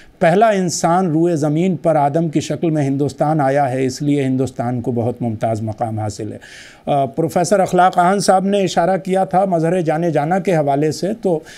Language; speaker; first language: Hindi; native; Hindi